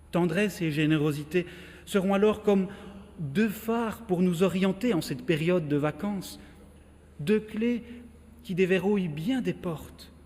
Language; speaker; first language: French; native; French